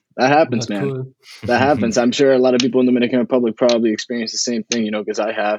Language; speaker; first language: English; early bilingual, other home language; Spanish